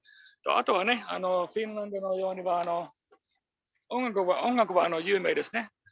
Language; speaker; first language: Japanese; non-native, fluent; Finnish